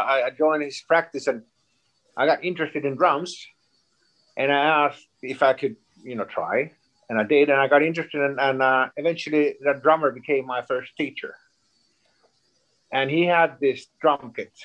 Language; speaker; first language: English; non-native, fluent; Swedish